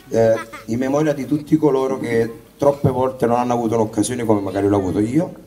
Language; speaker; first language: Italian; native; Italian